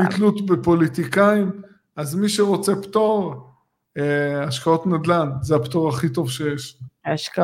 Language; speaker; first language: Hebrew; native; Hebrew